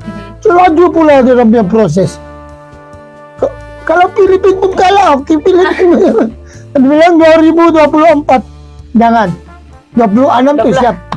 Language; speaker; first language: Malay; non-native, fluent; Filipino